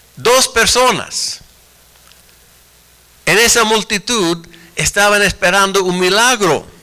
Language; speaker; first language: Spanish; non-native, fluent; English